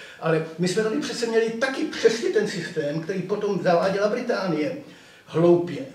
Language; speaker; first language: Czech; native; Czech